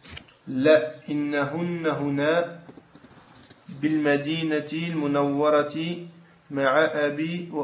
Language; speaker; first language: Arabic; non-native, learner; French